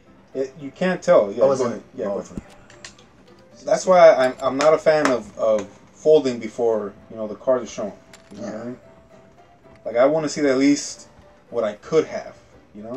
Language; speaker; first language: English; native; English